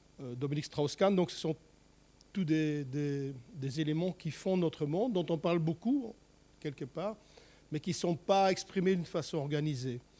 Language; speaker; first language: French; native; French